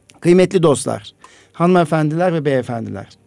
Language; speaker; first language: Turkish; native; Turkish